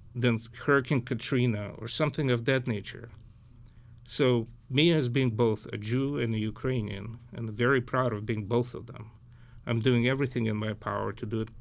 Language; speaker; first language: English; early bilingual, other home language; Ukrainian